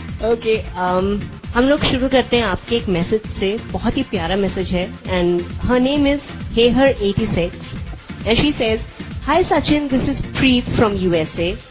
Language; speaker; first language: Hindi; native; Hindi